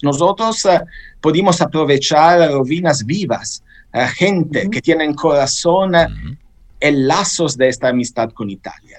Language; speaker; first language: Spanish; non-native, fluent; Italian